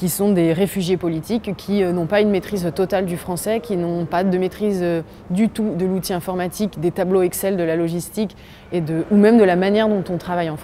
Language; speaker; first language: French; native; French